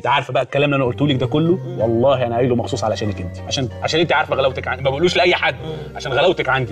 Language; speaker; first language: Arabic; native; Arabic